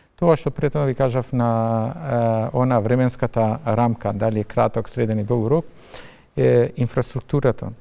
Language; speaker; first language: Macedonian; non-native, local second language; Albanian